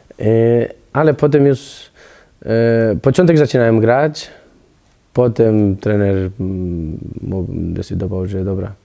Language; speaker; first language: Polish; non-native, learner; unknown